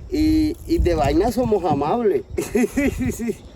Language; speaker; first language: Spanish; native; Spanish